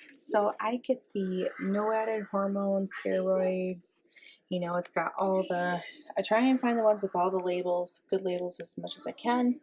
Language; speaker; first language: English; native; English